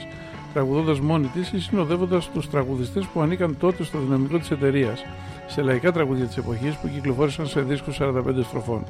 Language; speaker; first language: Greek; native; Greek